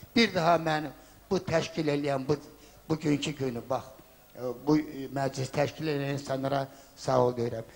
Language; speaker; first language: Azerbaijani; non-native, local second language; Avaric